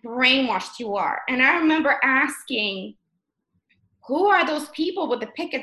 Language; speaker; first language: English; early bilingual, other home language; Russian